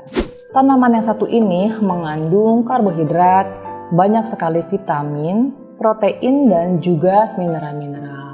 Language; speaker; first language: Indonesian; native; Indonesian